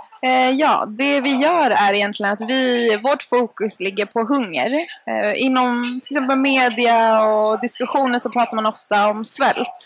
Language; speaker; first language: Swedish; native; Swedish